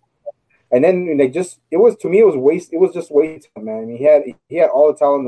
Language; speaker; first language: English; native; English